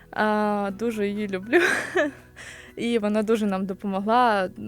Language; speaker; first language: Ukrainian; native; Ukrainian